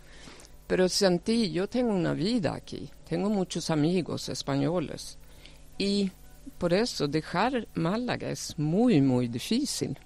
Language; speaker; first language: Spanish; non-native, fluent; Swedish